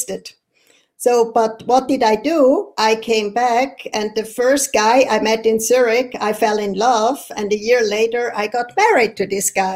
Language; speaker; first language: English; non-native, fluent; Swiss German